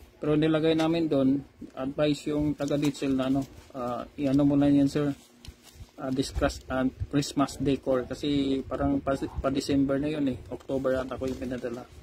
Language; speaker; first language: Filipino; non-native, local second language; Cebuano